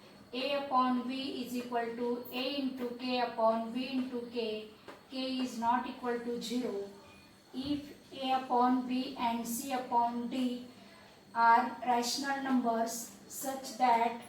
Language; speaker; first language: English; non-native, local second language; Marathi